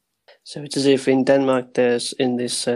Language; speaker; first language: Danish; early bilingual, heritage; Danish